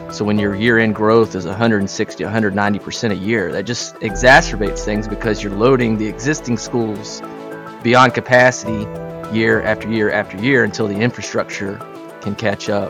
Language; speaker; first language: English; native; English